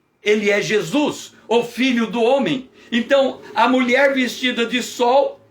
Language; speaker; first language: Portuguese; native; Portuguese